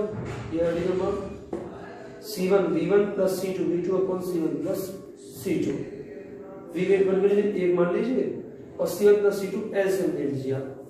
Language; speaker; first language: Hindi; native; Hindi